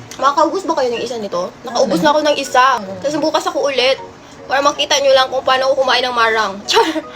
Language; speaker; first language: Filipino; non-native, local second language; Cebuano